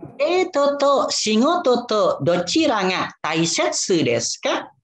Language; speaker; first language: Japanese; non-native, fluent; Indonesian